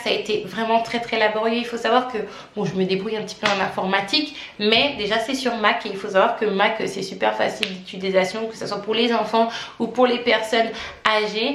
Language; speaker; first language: French; native; French